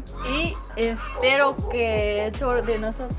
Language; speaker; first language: Spanish; non-native, learner; English